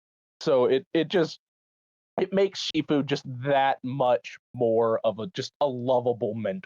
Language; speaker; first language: English; native; English